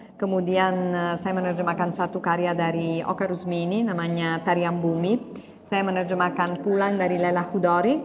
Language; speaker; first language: Indonesian; non-native, fluent; Italian